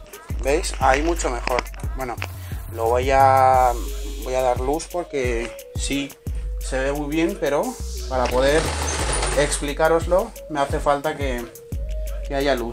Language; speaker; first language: Spanish; native; Spanish